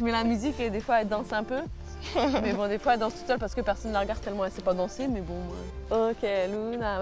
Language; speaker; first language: French; native; French